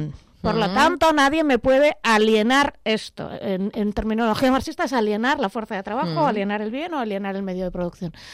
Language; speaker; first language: Spanish; native; Spanish